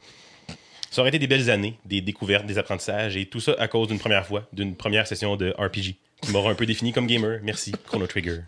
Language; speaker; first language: French; native; French